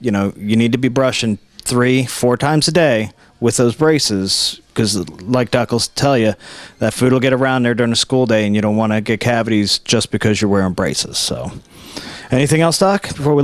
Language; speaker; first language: English; native; English